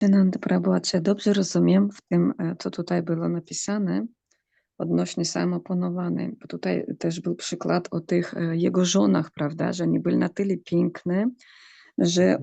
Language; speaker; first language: Polish; non-native, fluent; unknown